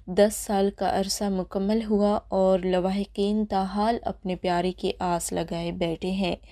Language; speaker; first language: Urdu; non-native, local second language; Baluchi